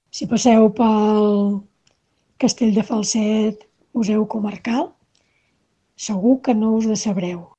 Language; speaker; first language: Catalan; native; Catalan